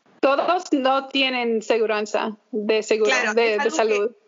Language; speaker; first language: Spanish; early bilingual, heritage; English